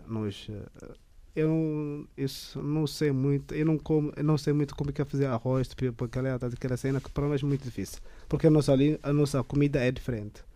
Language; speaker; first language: Portuguese; non-native, learner; Tigrinya